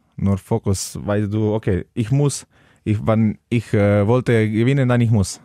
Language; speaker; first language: German; non-native, learner; Slovenian